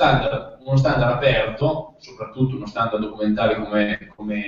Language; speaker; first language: Italian; native; Italian